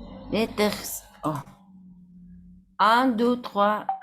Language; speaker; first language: French; non-native, learner; Spanish